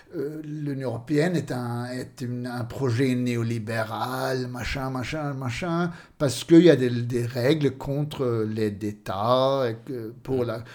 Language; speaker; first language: French; non-native, fluent; Swedish